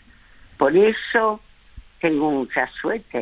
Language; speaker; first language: Spanish; early bilingual, other home language; French